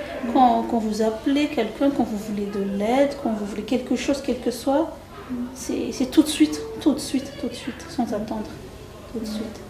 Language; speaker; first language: French; non-native, local second language; Malagasy